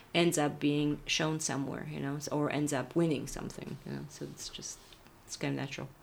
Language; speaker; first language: English; non-native, fluent; Polish